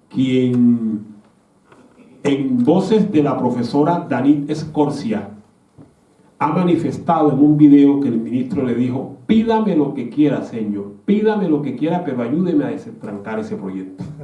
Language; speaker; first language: Spanish; native; Spanish